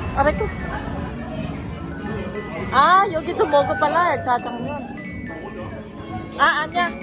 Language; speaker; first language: Korean; non-native, learner; Filipino